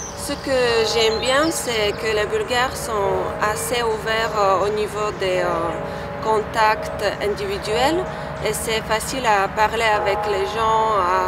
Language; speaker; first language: French; non-native, fluent; Bulgarian